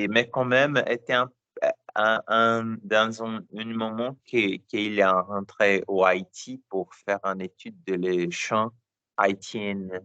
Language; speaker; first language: French; non-native, learner; Portuguese